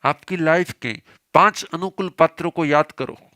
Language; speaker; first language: Hindi; non-native, local second language; Gujarati